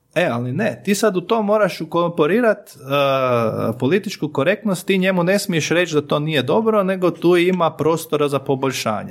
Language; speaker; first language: Croatian; native; Croatian